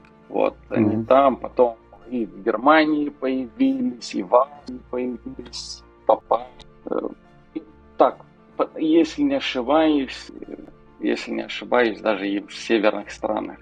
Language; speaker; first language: Russian; non-native, local second language; Romanian